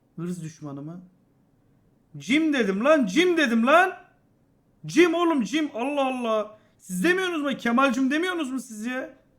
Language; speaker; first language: Turkish; native; Turkish